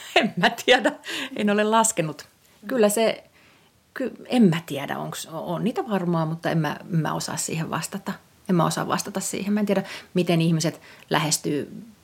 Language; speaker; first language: Finnish; native; Finnish